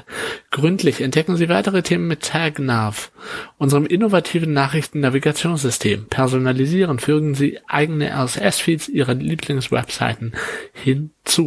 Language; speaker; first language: German; native; German